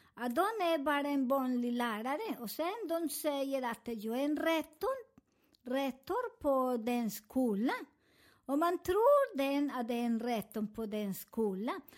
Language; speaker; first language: Swedish; non-native, fluent; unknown